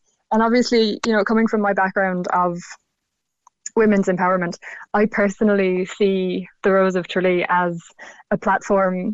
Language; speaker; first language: English; native; English